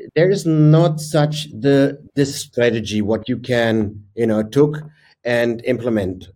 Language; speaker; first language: English; non-native, fluent; German